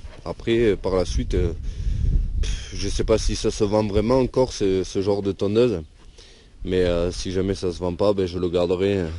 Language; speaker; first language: French; native; French